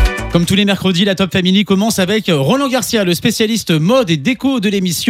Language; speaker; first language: French; native; French